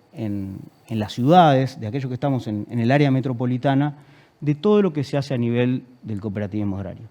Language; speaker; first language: Spanish; native; Spanish